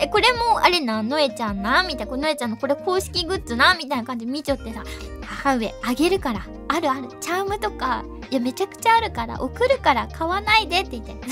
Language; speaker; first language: Japanese; native; Japanese